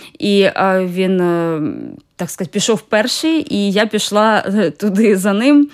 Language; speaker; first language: Ukrainian; native; Ukrainian